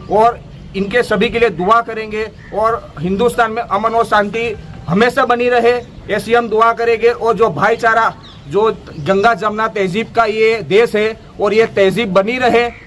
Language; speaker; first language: Hindi; non-native, local second language; Gujarati